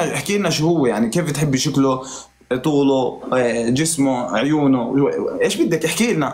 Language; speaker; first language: Arabic; native; Arabic